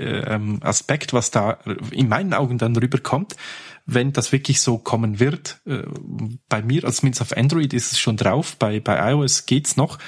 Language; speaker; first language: German; native; German